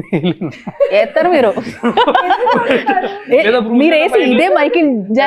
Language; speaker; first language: Telugu; native; Telugu